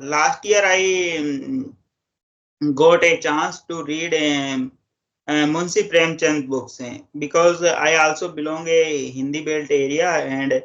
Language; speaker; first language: English; non-native, local second language; Hindi